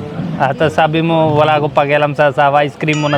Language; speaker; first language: Filipino; non-native, learner; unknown